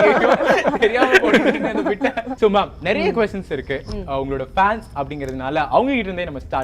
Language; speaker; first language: Tamil; native; Tamil